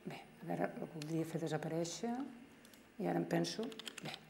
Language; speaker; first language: Catalan; native; Catalan